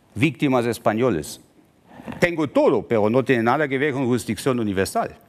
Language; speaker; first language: Spanish; non-native, fluent; German